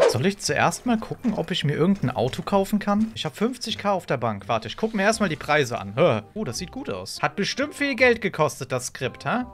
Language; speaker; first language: German; native; German